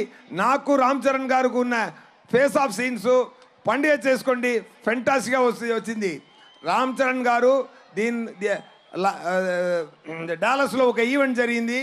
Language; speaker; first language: Telugu; non-native, local second language; Tamil